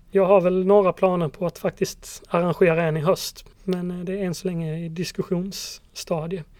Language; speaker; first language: Swedish; native; Swedish